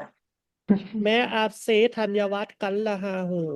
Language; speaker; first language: Hindi; non-native, learner; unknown